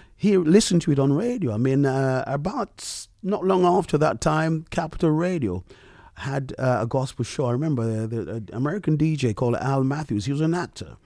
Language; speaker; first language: English; early bilingual, other home language; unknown